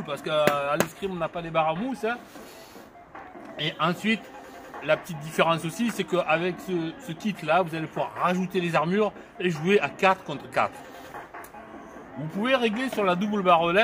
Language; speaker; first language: French; native; French